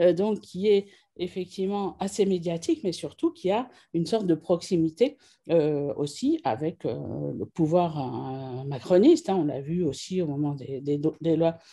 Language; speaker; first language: French; native; French